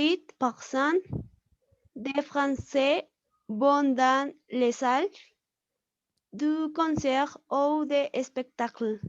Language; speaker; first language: French; non-native, learner; Spanish